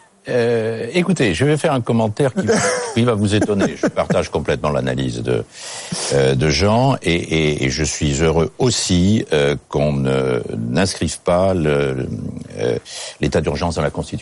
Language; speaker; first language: French; native; French